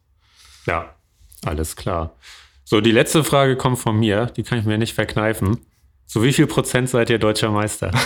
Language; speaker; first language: German; native; German